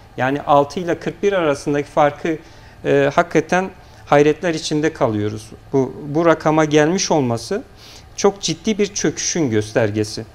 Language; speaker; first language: Turkish; native; Turkish